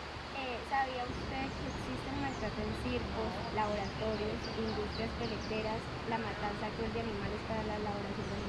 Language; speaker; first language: Spanish; native; Spanish